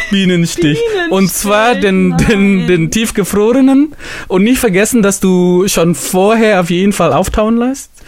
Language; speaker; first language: German; non-native, fluent; Indonesian